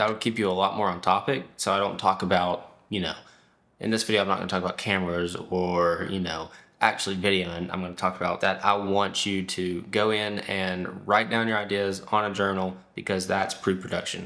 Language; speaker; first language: English; native; English